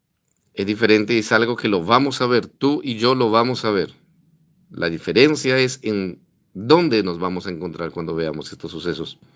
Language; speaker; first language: Spanish; native; Spanish